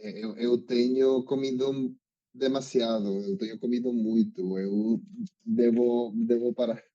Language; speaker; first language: Portuguese; non-native, learner; Spanish